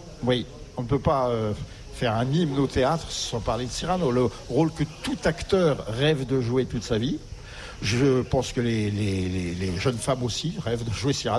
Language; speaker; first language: French; native; French